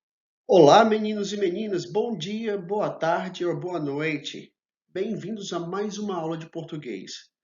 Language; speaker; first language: Portuguese; non-native, fluent; English